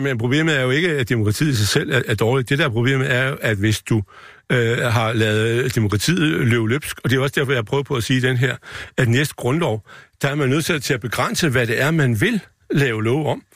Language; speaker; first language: Danish; native; Danish